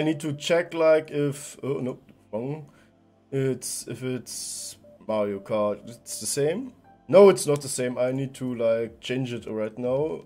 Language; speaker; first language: English; non-native, fluent; German